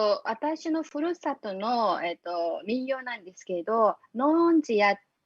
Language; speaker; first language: Japanese; non-native, fluent; Mongolian